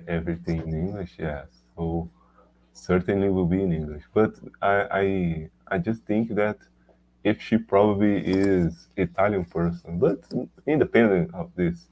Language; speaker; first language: English; non-native, learner; Portuguese